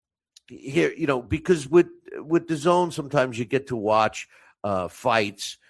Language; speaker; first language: English; native; English